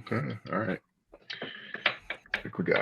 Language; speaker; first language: English; native; English